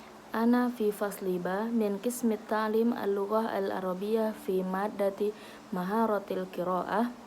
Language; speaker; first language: Arabic; non-native, learner; Indonesian